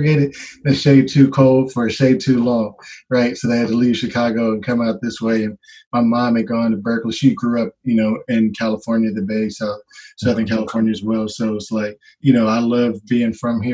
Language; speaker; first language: English; native; English